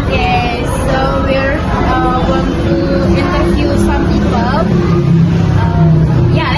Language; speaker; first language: English; non-native, learner; Indonesian